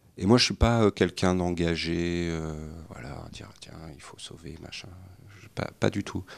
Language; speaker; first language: French; native; French